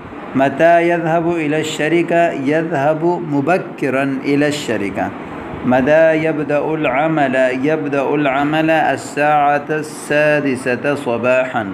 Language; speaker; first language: Arabic; non-native, fluent; Urdu